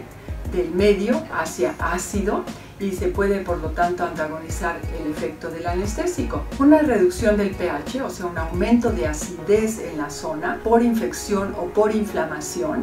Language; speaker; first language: Spanish; native; Spanish